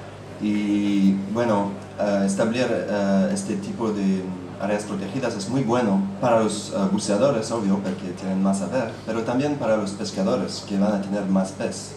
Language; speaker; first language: Spanish; non-native, fluent; French